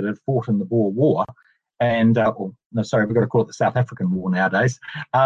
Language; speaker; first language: English; native; English